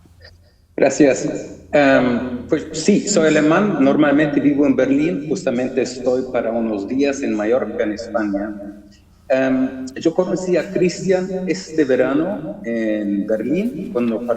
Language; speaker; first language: Spanish; early bilingual, heritage; German